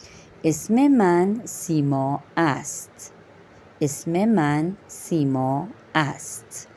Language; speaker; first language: Persian; non-native, fluent; Urdu